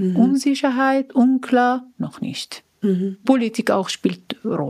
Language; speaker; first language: German; non-native, learner; Arabic